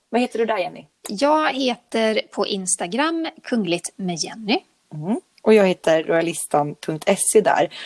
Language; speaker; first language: Swedish; native; Swedish